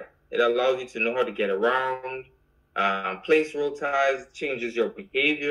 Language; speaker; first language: English; native; English